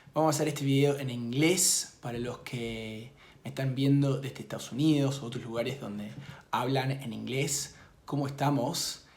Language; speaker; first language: Spanish; non-native, fluent; English